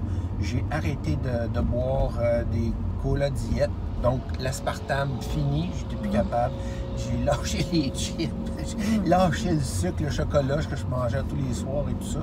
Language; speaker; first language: French; native; French